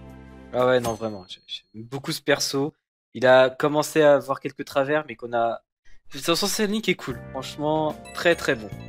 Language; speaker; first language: French; native; French